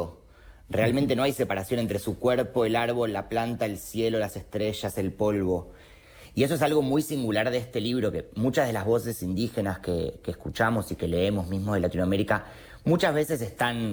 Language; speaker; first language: Spanish; native; Spanish